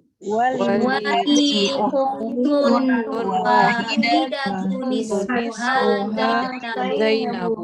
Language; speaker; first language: Arabic; non-native, learner; Indonesian